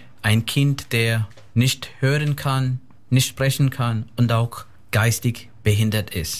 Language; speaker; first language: German; non-native, fluent; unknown